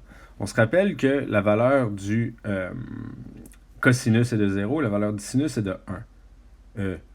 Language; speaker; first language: French; native; French